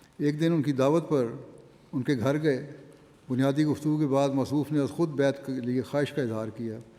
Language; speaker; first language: Urdu; native; Urdu